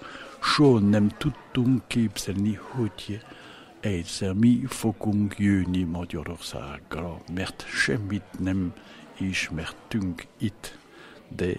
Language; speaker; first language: Hungarian; non-native, learner; French